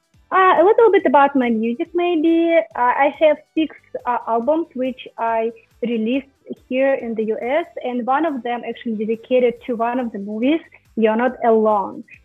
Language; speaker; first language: English; non-native, fluent; Russian